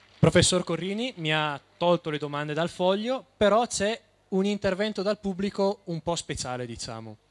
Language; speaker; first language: Italian; native; Italian